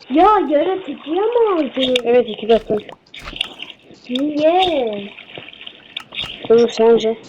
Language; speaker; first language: Turkish; native; Turkish